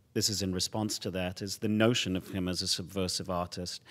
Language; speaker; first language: English; native; English